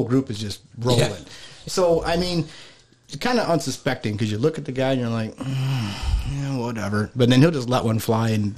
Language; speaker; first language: English; native; English